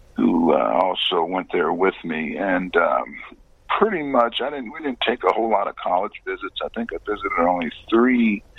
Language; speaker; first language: English; native; English